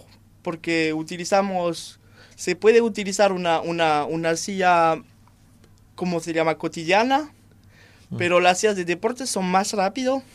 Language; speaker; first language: Spanish; non-native, fluent; French